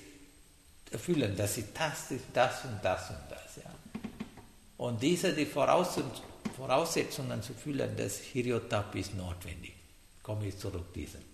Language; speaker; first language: German; non-native, learner; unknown